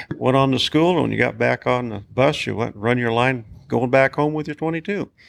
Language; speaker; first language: English; native; English